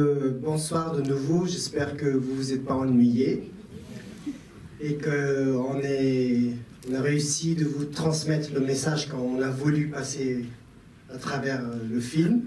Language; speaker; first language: French; non-native, fluent; Persian